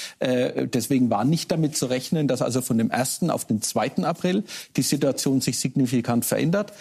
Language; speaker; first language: German; native; German